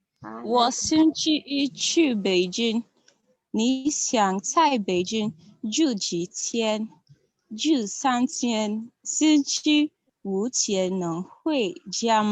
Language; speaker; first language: Chinese; non-native, learner; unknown